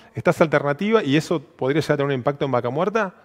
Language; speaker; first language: Spanish; native; Spanish